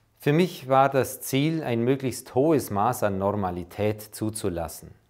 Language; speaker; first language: German; native; German